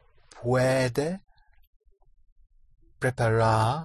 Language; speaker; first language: Spanish; non-native, learner; English